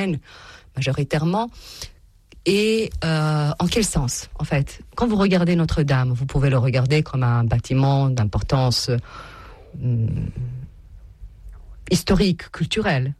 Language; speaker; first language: French; non-native, fluent; Serbian